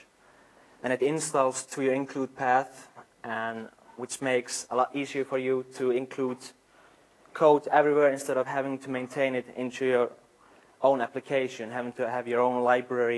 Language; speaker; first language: English; non-native, fluent; Icelandic